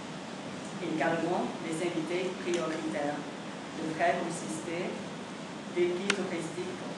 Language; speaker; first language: French; non-native, learner; Vietnamese